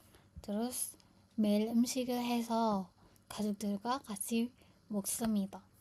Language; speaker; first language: Korean; non-native, fluent; Indonesian